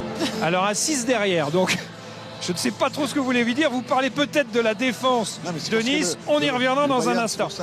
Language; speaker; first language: French; native; French